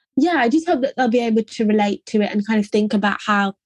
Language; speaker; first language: English; native; English